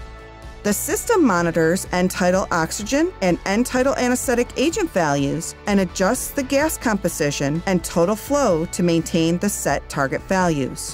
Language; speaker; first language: English; native; English